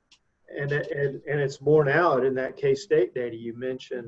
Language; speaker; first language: English; native; English